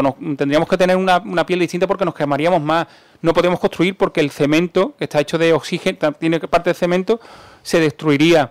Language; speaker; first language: Spanish; native; Spanish